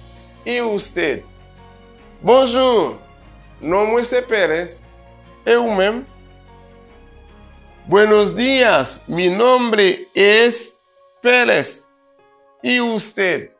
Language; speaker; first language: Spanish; non-native, fluent; Haitian Creole